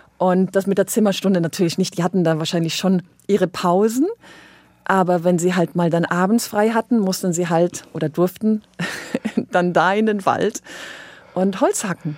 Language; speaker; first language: German; native; German